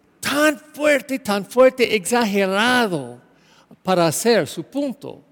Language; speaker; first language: Spanish; non-native, learner; English